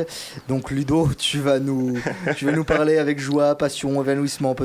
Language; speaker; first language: French; native; French